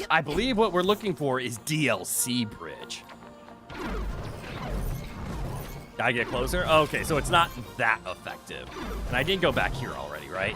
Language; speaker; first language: English; native; English